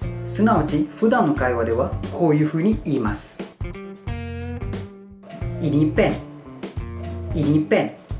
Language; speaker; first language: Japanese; non-native, fluent; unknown